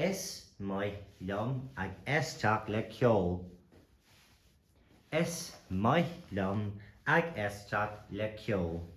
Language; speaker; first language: Irish; non-native, local second language; English